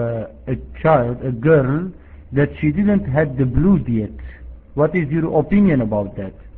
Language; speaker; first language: English; non-native, fluent; Arabic